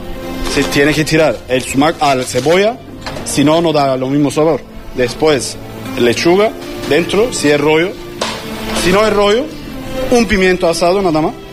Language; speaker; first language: Spanish; non-native, learner; Turkish